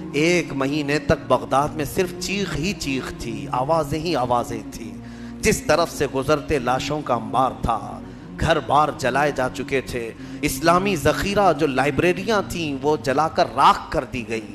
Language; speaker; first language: Urdu; native; Urdu